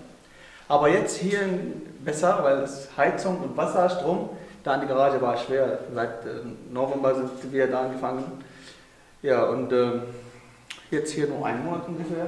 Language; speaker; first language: German; non-native, learner; Arabic